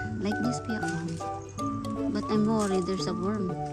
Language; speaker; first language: English; non-native, learner; Filipino